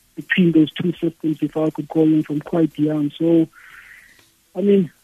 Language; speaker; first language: English; non-native, local second language; Xhosa